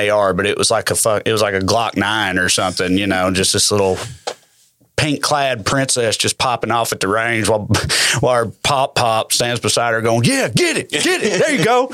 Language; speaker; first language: English; native; English